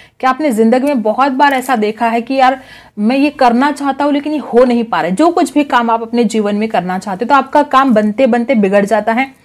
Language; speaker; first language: Hindi; non-native, local second language; Marathi